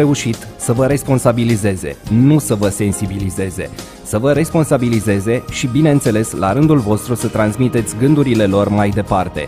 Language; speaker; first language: Romanian; native; Romanian